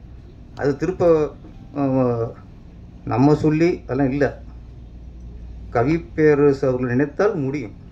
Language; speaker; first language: Tamil; native; Tamil